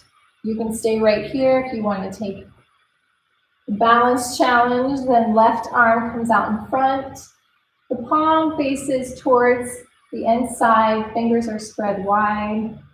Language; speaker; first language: English; native; English